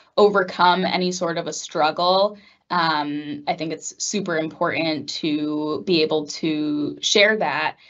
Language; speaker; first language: English; native; English